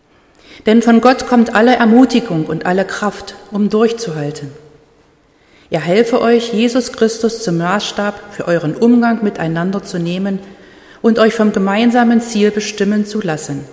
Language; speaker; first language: German; native; German